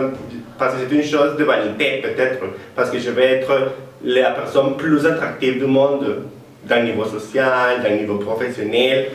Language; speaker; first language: French; non-native, learner; Spanish